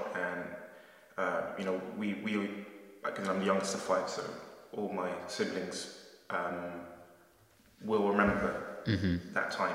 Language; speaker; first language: English; native; English